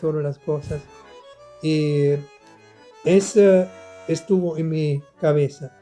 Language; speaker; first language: Spanish; non-native, learner; German